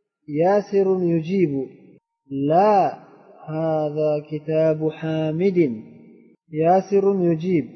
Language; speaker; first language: Arabic; non-native, fluent; Uzbek